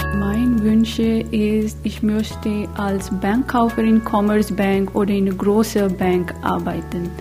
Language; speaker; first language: German; non-native, learner; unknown